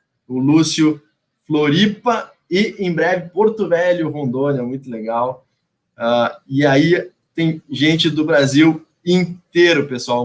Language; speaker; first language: Portuguese; native; Portuguese